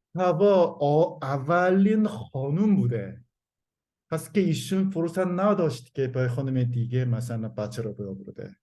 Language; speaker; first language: Persian; non-native, learner; Korean